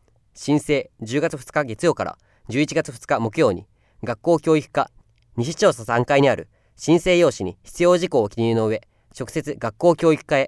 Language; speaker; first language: Japanese; native; Japanese